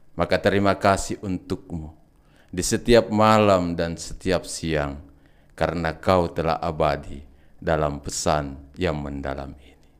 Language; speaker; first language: Indonesian; native; Indonesian